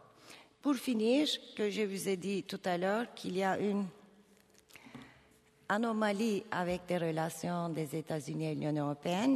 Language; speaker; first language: French; non-native, fluent; Turkish